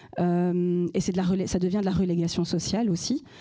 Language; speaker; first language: French; native; French